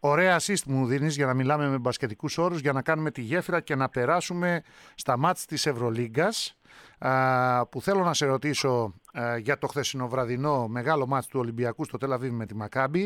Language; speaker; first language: Greek; native; Greek